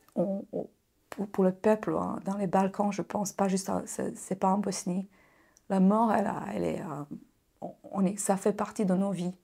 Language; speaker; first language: French; non-native, fluent; Bosnian